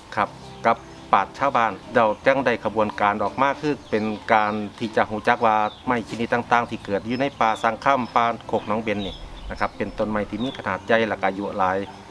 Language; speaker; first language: Thai; native; Thai